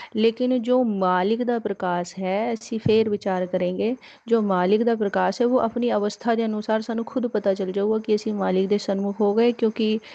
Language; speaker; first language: Hindi; non-native, local second language; Punjabi